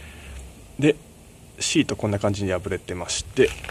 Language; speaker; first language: Japanese; native; Japanese